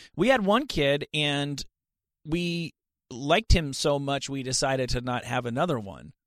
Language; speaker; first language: English; native; English